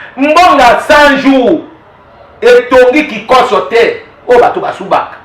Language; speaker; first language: Lingala; native; Lingala